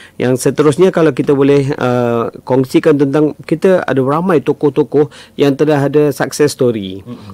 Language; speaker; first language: Malay; native; Malay